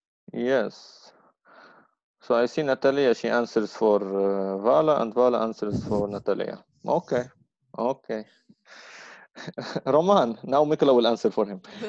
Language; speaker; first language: English; non-native, fluent; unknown